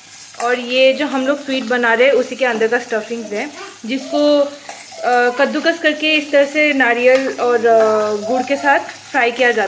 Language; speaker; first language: Hindi; native; Hindi